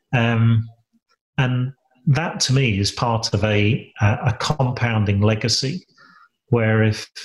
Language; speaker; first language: English; native; English